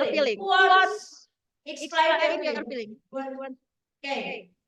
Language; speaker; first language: English; non-native, learner; Indonesian